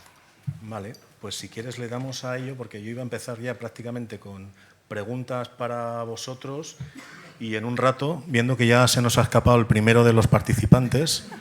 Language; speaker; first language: Spanish; native; Spanish